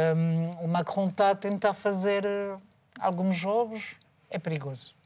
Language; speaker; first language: Portuguese; non-native, fluent; French